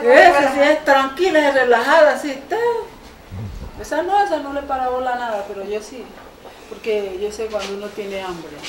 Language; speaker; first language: Spanish; native; Spanish